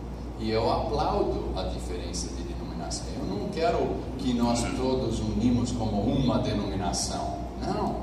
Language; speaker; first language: Portuguese; non-native, fluent; English